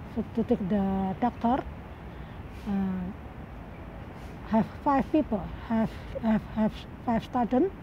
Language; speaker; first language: English; non-native, learner; Indonesian